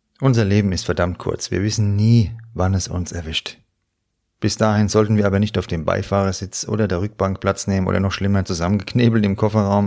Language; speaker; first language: German; native; German